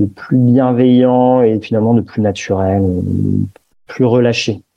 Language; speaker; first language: French; native; French